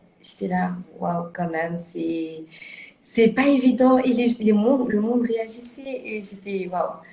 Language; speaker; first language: French; native; French